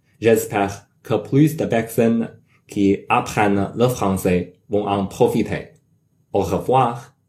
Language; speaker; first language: French; non-native, learner; Chinese